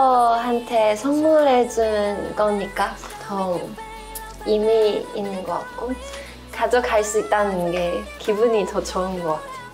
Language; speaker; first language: Korean; non-native, fluent; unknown